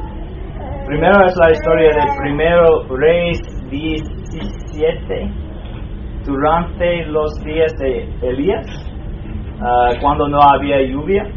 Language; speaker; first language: Spanish; non-native, fluent; English